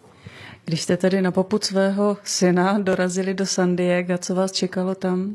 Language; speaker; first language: Czech; native; Czech